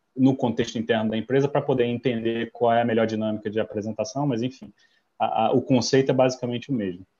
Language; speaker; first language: Portuguese; non-native, fluent; English